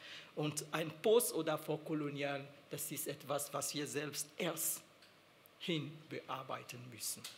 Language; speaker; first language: German; non-native, fluent; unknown